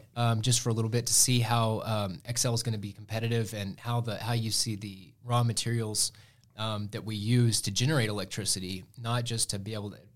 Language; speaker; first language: English; native; English